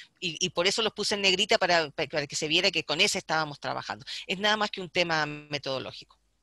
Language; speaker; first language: Spanish; native; Spanish